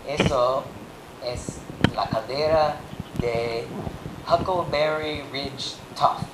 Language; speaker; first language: Spanish; non-native, learner; English